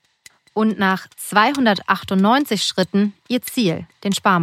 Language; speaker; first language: German; native; German